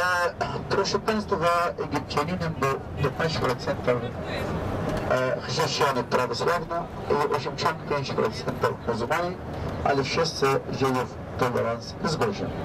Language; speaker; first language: Russian; non-native, learner; Arabic